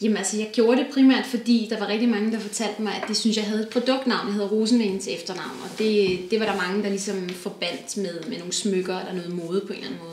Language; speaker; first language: Danish; native; Danish